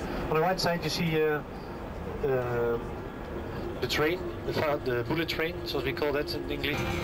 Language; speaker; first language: English; non-native, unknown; Dutch